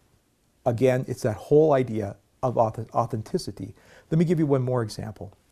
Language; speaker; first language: English; native; English